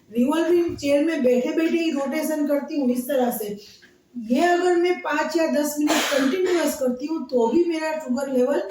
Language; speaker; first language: Hindi; non-native, local second language; Gujarati